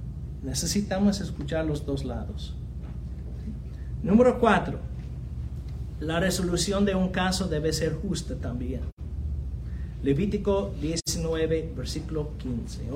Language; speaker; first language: Spanish; non-native, fluent; English